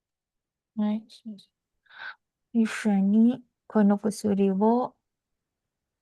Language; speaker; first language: Japanese; non-native, learner; Filipino